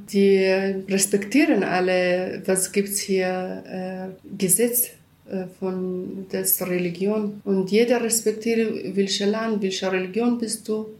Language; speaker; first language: German; non-native, learner; Kurdish